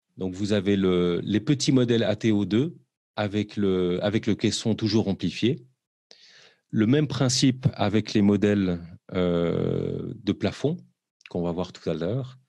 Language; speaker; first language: French; native; French